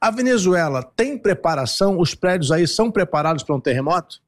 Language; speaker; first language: Portuguese; native; Portuguese